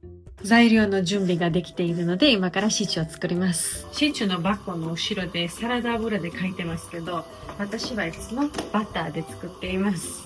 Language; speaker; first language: Japanese; non-native, learner; Georgian